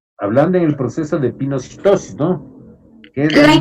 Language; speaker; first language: Spanish; native; Spanish